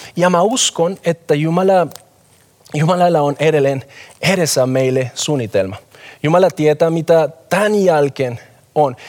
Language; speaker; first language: Finnish; non-native, fluent; Spanish